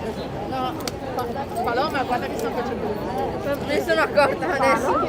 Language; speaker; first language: Italian; native; Italian